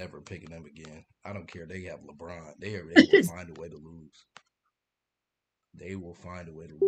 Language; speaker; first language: English; native; English